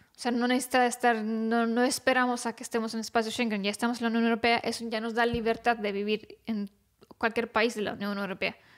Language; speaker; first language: Spanish; non-native, fluent; Romanian